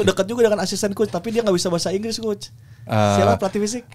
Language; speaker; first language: Indonesian; native; Indonesian